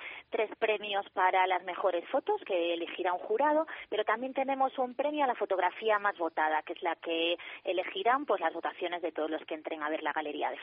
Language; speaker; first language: Spanish; native; Spanish